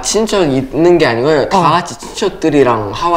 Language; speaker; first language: Korean; early bilingual, other home language; English